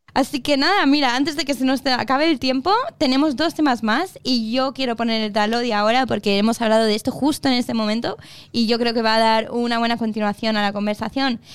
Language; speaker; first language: Spanish; native; Spanish